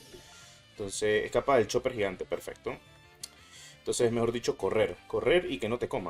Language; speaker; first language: Spanish; native; Spanish